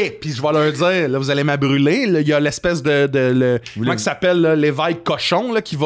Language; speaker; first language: French; native; French